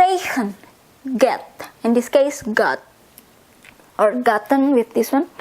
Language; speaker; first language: English; non-native, fluent; Indonesian